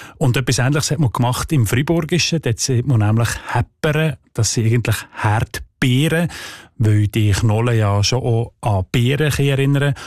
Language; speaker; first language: German; native; German